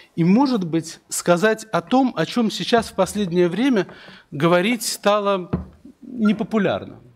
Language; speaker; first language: Russian; native; Russian